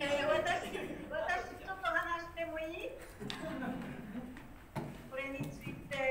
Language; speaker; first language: Japanese; non-native, learner; French